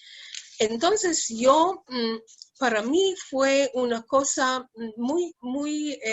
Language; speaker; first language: Spanish; early bilingual, heritage; Spanish